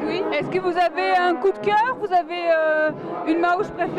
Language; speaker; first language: French; native; French